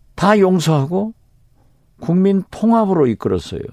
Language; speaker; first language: Korean; native; Korean